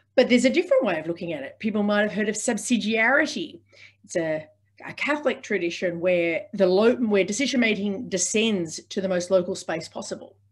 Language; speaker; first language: English; native; English